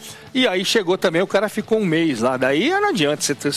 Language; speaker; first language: Portuguese; native; Portuguese